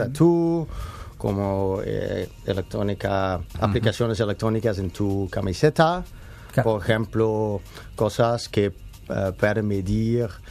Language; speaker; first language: Spanish; non-native, learner; Dutch